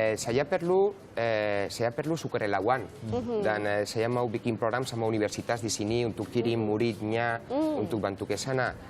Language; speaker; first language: Indonesian; non-native, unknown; Spanish